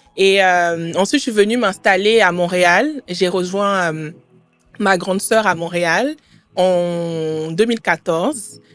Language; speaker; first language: French; early bilingual, other home language; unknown